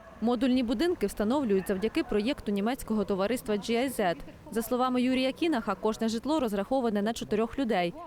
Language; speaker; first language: Ukrainian; native; Ukrainian